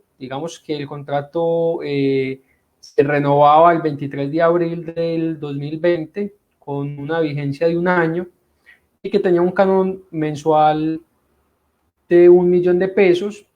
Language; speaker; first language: Spanish; native; Spanish